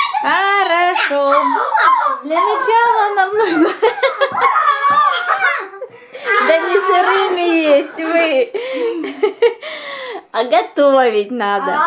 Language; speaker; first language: Russian; native; Russian